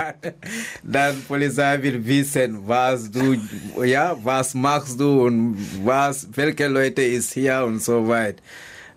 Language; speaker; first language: German; non-native, learner; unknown